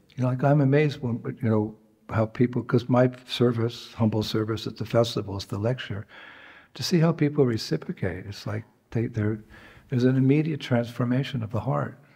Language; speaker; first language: English; native; English